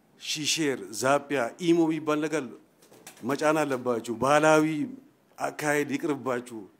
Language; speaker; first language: Amharic; non-native, local second language; Oromo